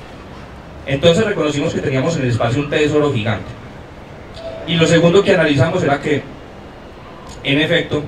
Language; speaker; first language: Spanish; native; Spanish